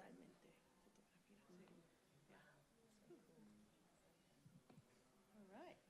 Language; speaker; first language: Spanish; non-native, learner; English